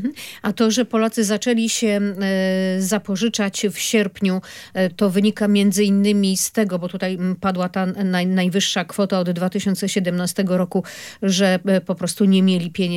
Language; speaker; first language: Polish; native; Polish